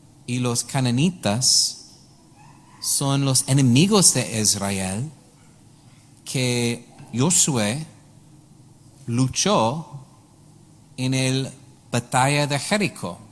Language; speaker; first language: Spanish; non-native, learner; English